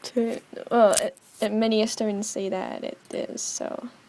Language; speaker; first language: English; non-native, fluent; Estonian